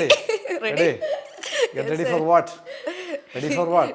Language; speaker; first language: English; non-native, local second language; Malayalam